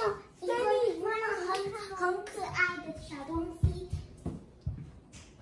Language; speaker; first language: Chinese; early bilingual, heritage; English